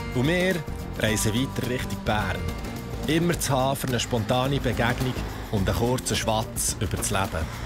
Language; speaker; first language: German; native; German